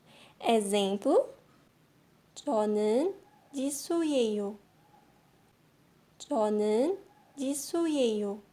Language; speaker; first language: Korean; non-native, fluent; Portuguese